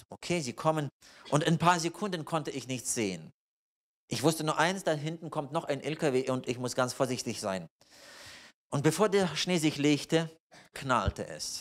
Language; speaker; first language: German; non-native, fluent; Russian